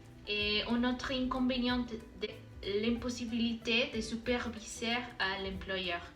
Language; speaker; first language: French; non-native, learner; Spanish